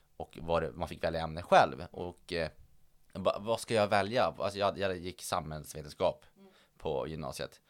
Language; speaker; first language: Swedish; native; Swedish